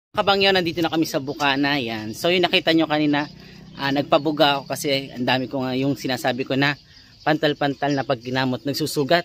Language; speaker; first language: Filipino; non-native, local second language; Cebuano